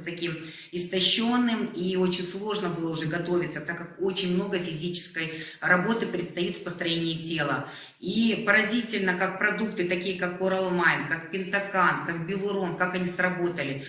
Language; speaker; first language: Russian; native; Russian